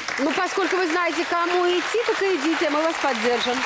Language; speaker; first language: Russian; native; Russian